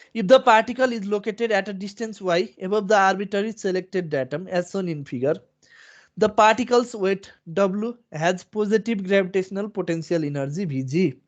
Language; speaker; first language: English; non-native, local second language; Nepali